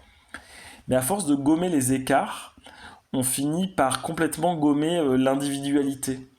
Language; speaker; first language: French; native; French